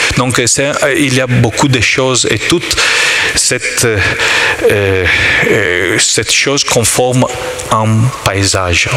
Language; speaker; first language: French; non-native, learner; Italian